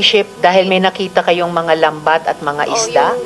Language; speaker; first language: Filipino; native; Filipino